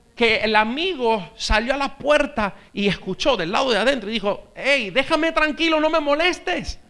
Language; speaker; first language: Spanish; native; Spanish